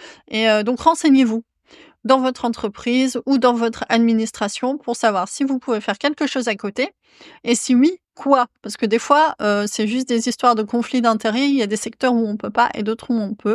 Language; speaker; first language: French; native; French